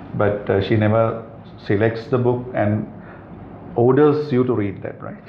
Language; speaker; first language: English; non-native, local second language; Sinhala